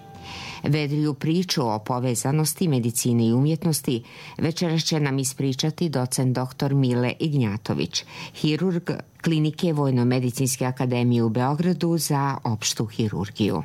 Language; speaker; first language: Serbian; native; Serbian